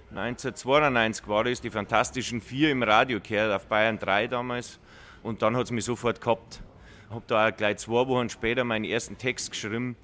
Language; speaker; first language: German; native; German